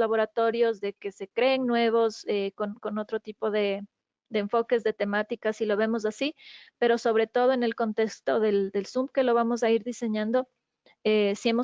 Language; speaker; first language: Spanish; native; Spanish